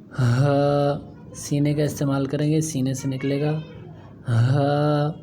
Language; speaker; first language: Urdu; native; Urdu